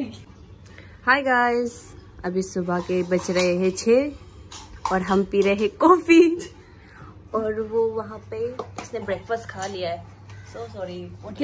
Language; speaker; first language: Hindi; non-native, local second language; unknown